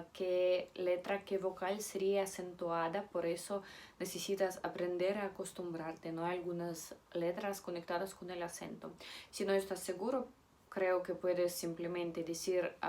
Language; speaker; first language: Spanish; non-native, fluent; Russian